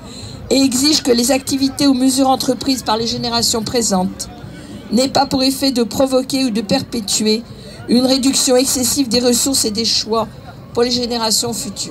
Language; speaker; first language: French; native; French